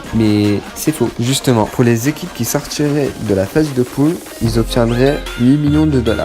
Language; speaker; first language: French; native; French